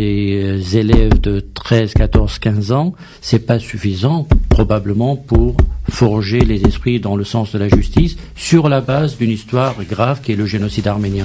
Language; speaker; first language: French; native; French